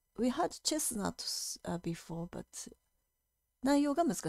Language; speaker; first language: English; non-native, fluent; Japanese